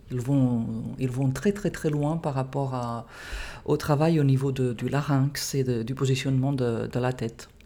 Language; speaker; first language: French; non-native, fluent; Catalan